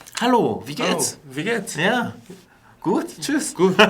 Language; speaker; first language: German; non-native, fluent; Korean